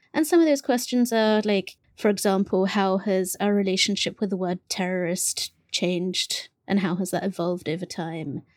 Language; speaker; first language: English; early bilingual, other home language; Bangla